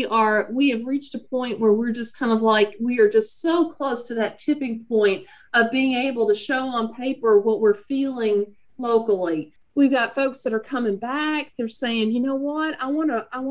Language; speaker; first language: English; native; English